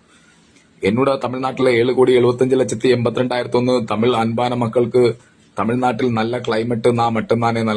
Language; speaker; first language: Tamil; non-native, learner; Malayalam